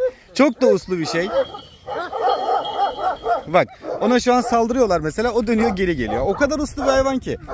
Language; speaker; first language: Turkish; native; Turkish